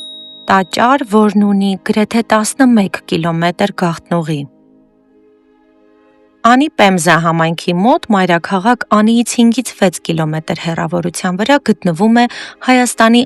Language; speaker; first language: Armenian; native; Armenian